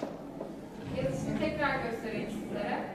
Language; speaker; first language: Turkish; native; Turkish